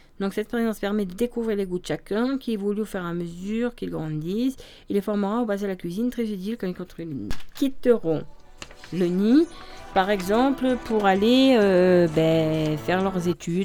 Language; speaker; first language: French; native; French